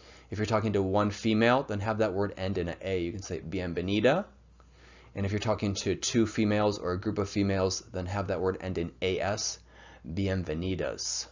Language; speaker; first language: English; native; English